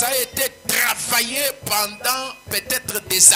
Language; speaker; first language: French; non-native, local second language; Swahili